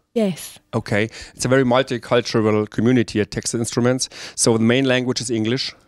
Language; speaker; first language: English; non-native, learner; German